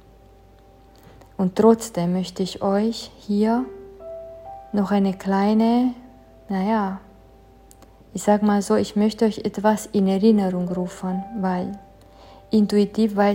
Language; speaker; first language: German; non-native, fluent; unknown